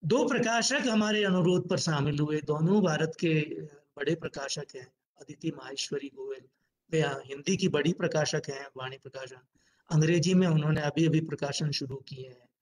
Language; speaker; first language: Hindi; native; Hindi